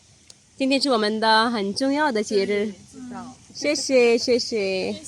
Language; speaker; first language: Chinese; non-native, fluent; Urdu